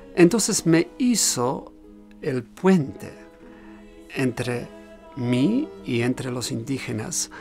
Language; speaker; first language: Spanish; non-native, fluent; Polish